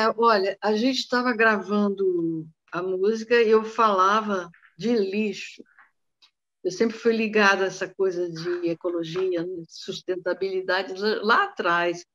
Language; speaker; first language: Portuguese; native; Portuguese